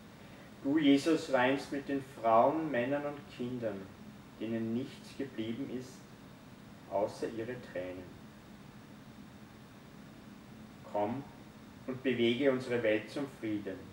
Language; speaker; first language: German; native; German